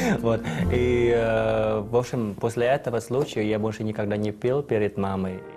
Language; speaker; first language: Russian; non-native, fluent; Vietnamese